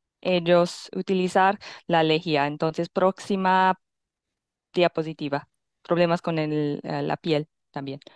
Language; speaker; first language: Spanish; non-native, fluent; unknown